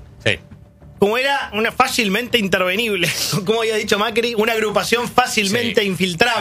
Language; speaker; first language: Spanish; native; Spanish